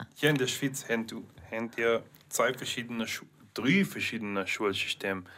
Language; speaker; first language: German; non-native, learner; English